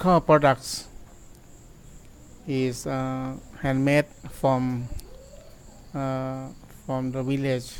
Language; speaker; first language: English; non-native, learner; Thai